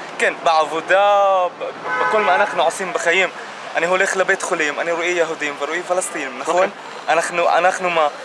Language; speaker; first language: Hebrew; non-native, local second language; Arabic